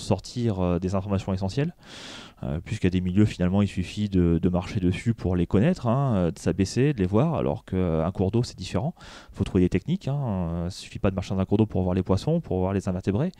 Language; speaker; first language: French; native; French